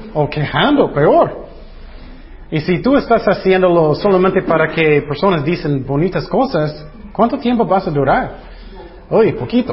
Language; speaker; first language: Spanish; non-native, fluent; English